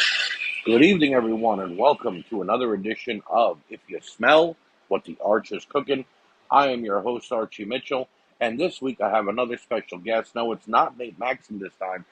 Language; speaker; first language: English; native; English